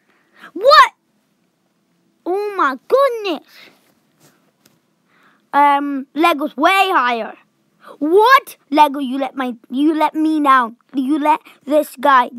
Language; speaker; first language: English; native; English